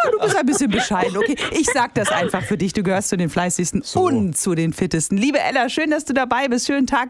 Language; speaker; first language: German; native; German